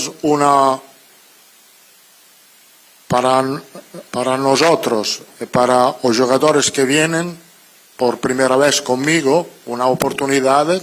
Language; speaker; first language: Spanish; non-native, fluent; Italian